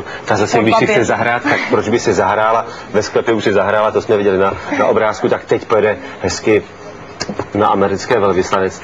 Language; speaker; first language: Czech; native; Czech